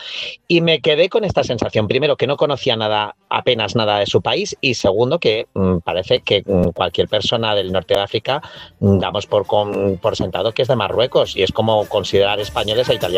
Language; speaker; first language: Spanish; native; Spanish